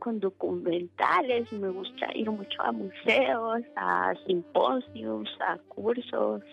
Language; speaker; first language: Spanish; native; Spanish